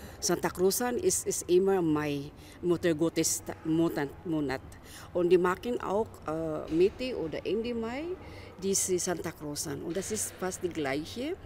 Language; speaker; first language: German; non-native, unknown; Filipino